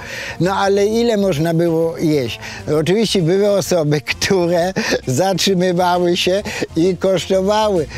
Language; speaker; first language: Polish; native; Polish